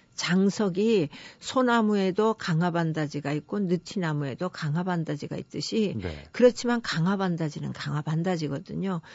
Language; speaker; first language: Korean; native; Korean